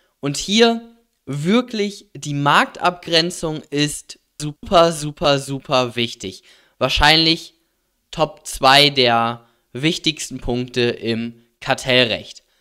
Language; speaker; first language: German; native; German